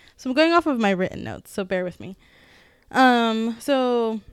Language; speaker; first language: English; early bilingual, other home language; Spanish